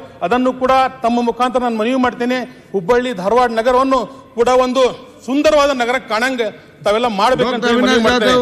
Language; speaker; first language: Kannada; non-native, local second language; Urdu